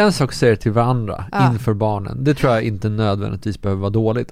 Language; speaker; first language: Swedish; native; Swedish